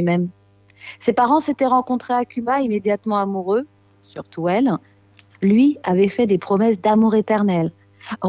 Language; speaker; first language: French; native; French